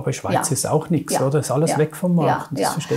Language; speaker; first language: German; native; German